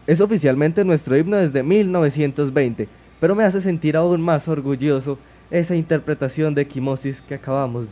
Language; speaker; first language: Spanish; native; Spanish